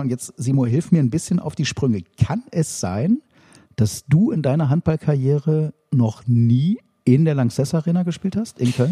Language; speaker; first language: German; native; German